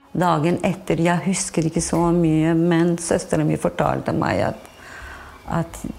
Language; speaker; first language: Norwegian; non-native, fluent; Albanian